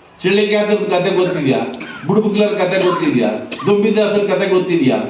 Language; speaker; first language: Kannada; non-native, local second language; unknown